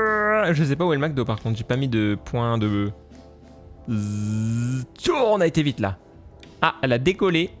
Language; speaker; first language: French; native; French